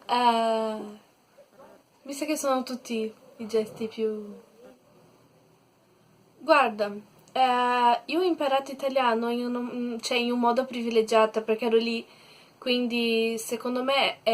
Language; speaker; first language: Italian; non-native, learner; Portuguese